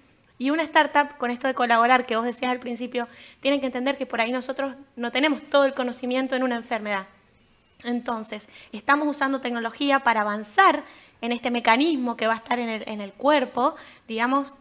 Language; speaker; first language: Spanish; native; Spanish